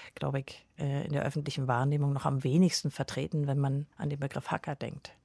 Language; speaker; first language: German; native; German